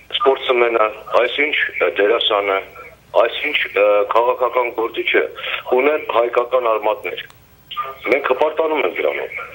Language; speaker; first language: Armenian; native; Armenian